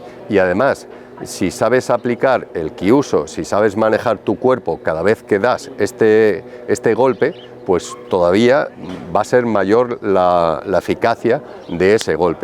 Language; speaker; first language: Spanish; native; Spanish